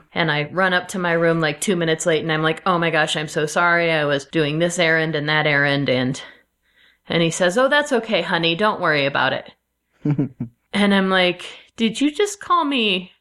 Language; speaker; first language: English; native; English